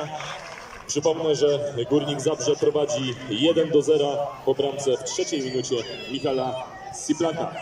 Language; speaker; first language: Polish; native; Polish